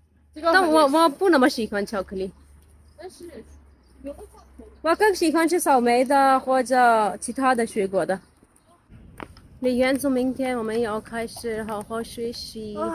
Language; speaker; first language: Chinese; non-native, learner; Urdu